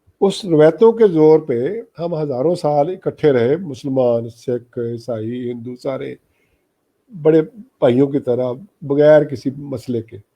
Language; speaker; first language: Urdu; non-native, local second language; Punjabi